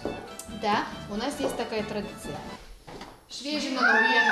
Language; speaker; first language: Russian; non-native, local second language; Lithuanian